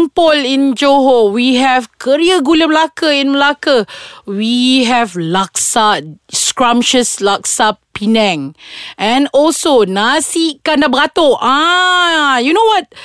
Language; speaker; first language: English; non-native, local second language; Malay